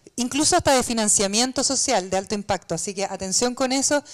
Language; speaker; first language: Spanish; native; Spanish